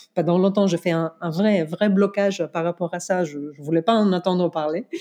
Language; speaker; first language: French; non-native, fluent; Greek